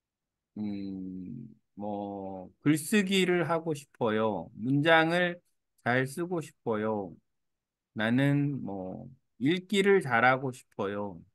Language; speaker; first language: Korean; native; Korean